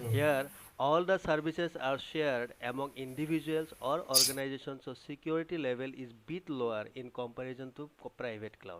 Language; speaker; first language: English; non-native, local second language; Assamese